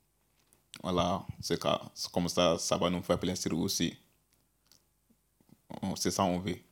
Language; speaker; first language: French; non-native, learner; Bambara